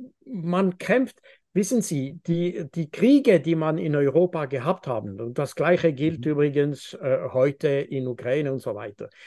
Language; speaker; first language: German; non-native, fluent; French